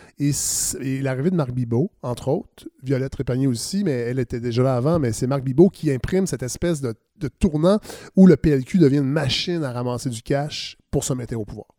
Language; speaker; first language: French; native; French